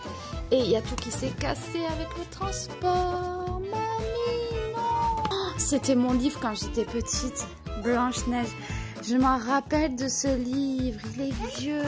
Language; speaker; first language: French; native; French